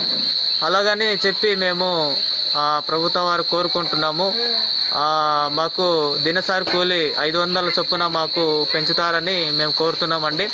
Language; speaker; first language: Telugu; native; Telugu